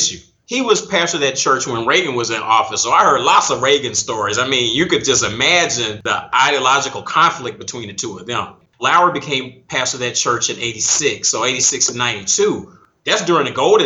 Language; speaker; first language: English; native; English